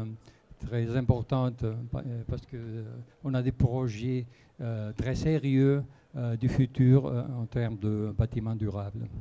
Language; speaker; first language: French; non-native, fluent; Spanish